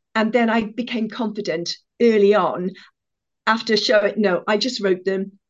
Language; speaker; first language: English; native; English